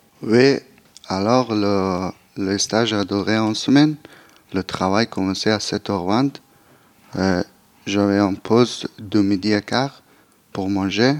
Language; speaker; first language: French; non-native, learner; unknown